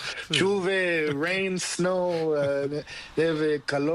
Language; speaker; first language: Spanish; non-native, learner; Portuguese